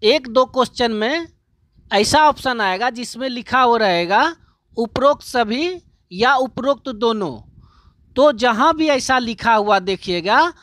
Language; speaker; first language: Hindi; native; Hindi